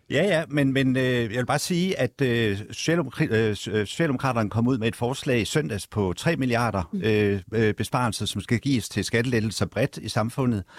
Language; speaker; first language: Danish; native; Danish